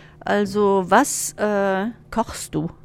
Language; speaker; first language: German; non-native, fluent; English